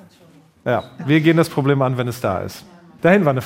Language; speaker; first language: German; native; German